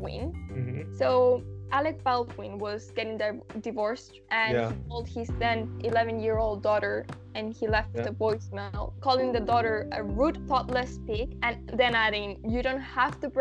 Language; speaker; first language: English; non-native, fluent; Spanish